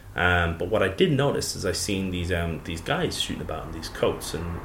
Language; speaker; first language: English; native; English